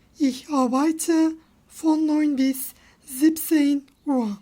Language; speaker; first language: German; non-native, fluent; Turkish